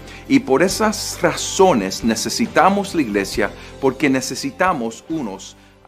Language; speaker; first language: Spanish; non-native, fluent; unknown